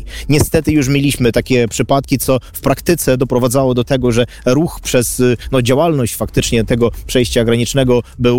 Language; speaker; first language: Polish; non-native, fluent; Ukrainian